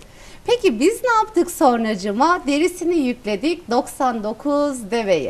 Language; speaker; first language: Turkish; native; Turkish